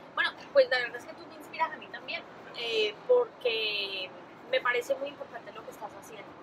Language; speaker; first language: Spanish; early bilingual, heritage; Spanish